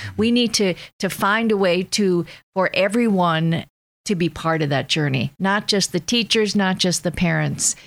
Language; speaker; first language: English; native; English